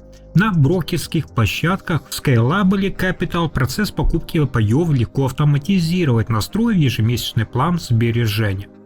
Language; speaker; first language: Russian; native; Russian